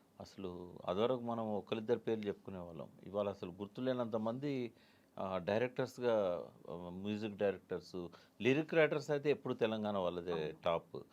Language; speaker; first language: Telugu; native; Telugu